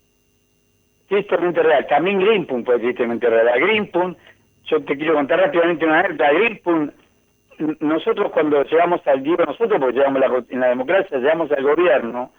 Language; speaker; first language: Spanish; native; Spanish